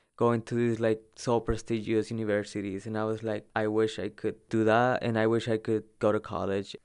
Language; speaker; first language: English; early bilingual, other home language; Spanish